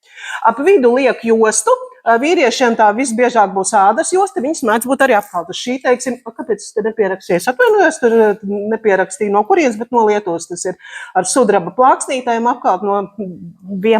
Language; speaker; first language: Latvian; native; Latvian